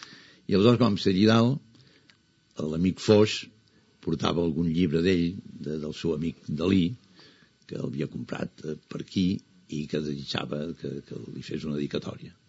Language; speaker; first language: Catalan; native; Catalan